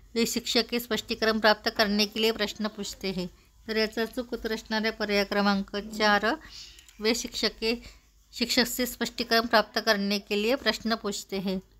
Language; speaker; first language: Hindi; non-native, local second language; Marathi